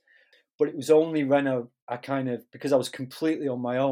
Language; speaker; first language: English; native; English